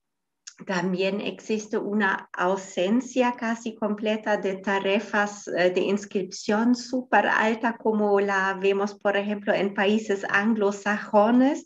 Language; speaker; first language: Spanish; non-native, fluent; German